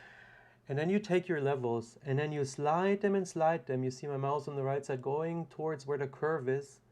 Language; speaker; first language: English; non-native, fluent; German